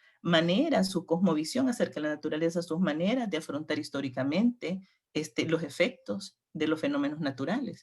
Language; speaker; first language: Spanish; native; Spanish